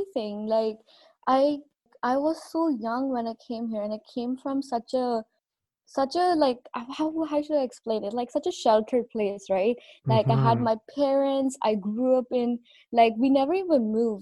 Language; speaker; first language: English; non-native, local second language; Punjabi